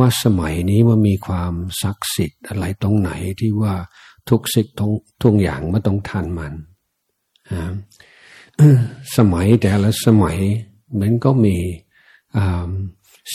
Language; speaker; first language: Thai; non-native, fluent; English